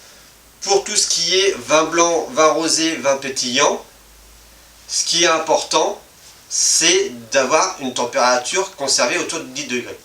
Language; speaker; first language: French; native; French